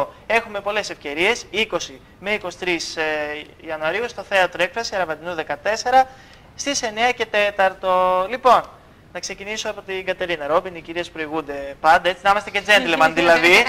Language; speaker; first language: Greek; native; Greek